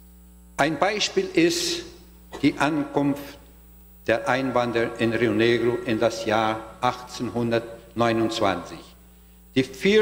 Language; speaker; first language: German; non-native, learner; Portuguese